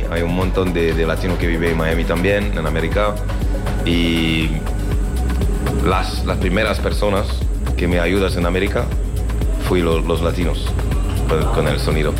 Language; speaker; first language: Spanish; non-native, learner; French